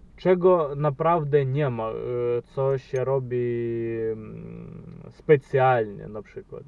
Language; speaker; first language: Polish; non-native, fluent; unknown